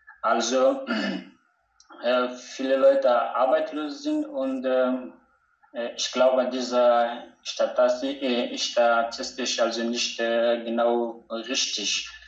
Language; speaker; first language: German; non-native, learner; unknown